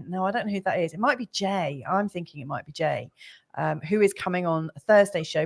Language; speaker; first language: English; native; English